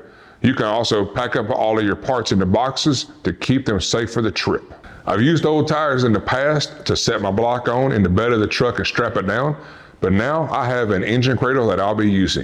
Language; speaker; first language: English; native; English